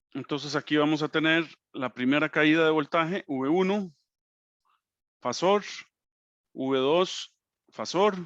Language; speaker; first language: Spanish; native; Spanish